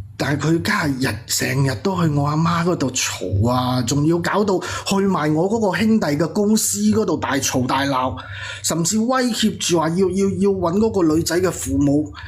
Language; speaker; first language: Cantonese; non-native, local second language; Min Nan Chinese